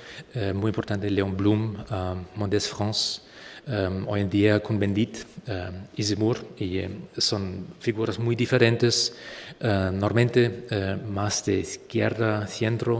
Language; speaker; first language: Spanish; non-native, fluent; German